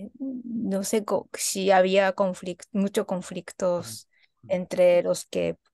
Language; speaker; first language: Spanish; non-native, fluent; Japanese